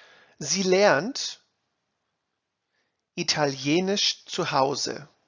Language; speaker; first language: German; non-native, fluent; English